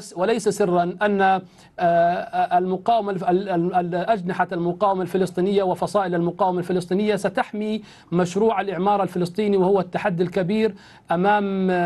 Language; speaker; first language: Arabic; native; Arabic